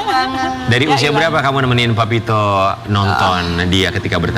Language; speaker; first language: Indonesian; native; Indonesian